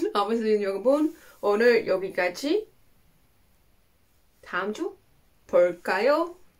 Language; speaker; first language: Korean; non-native, learner; Dutch